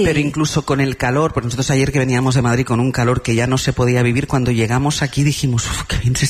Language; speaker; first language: Spanish; native; Spanish